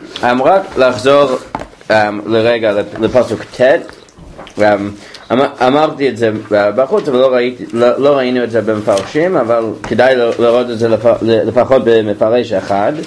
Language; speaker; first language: Hebrew; non-native, fluent; English